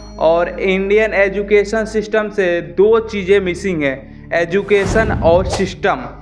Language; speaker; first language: Hindi; native; Hindi